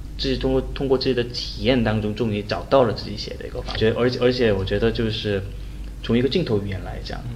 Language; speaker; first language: Chinese; non-native, fluent; Korean